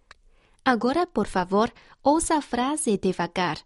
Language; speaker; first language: Portuguese; non-native, fluent; Chinese